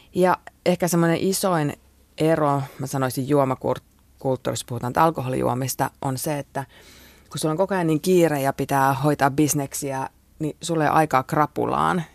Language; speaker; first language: Finnish; native; Finnish